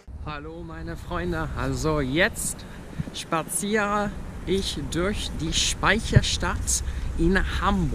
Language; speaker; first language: German; non-native, learner; English